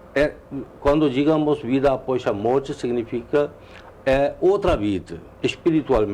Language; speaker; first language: Portuguese; non-native, fluent; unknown